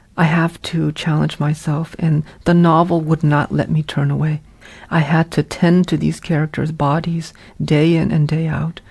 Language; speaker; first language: English; early bilingual, other home language; Vietnamese